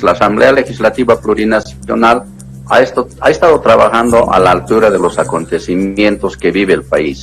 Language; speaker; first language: Spanish; native; Spanish